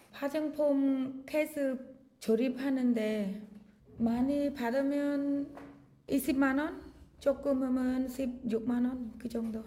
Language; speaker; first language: Korean; non-native, learner; Khmer